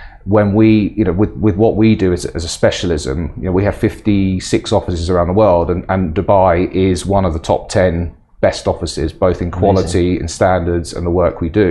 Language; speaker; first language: English; native; English